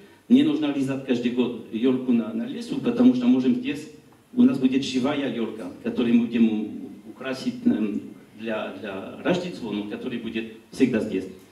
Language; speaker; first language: Russian; non-native, learner; French